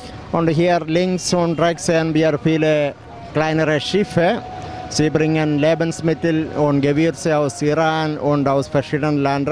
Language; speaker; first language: German; non-native, learner; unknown